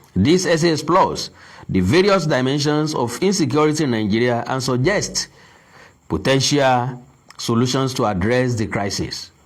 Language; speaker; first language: English; non-native, local second language; Yoruba